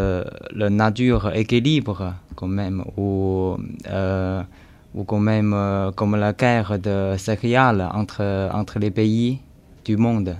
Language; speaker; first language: French; non-native, learner; Chinese